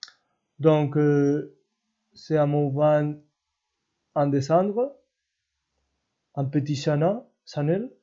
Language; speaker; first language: French; non-native, learner; Spanish